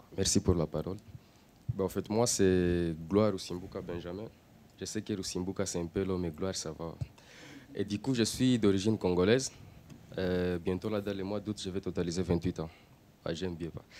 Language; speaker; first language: French; non-native, local second language; Swahili